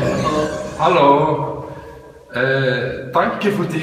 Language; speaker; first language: German; non-native, learner; Icelandic